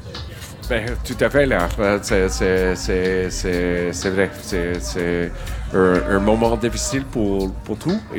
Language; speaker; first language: French; non-native, learner; English